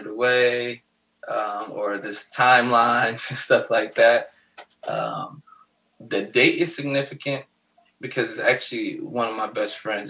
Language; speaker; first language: English; native; English